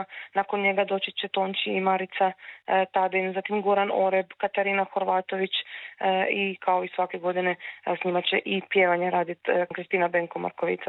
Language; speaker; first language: Serbian; native; Serbian